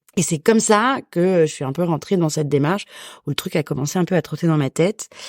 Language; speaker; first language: French; native; French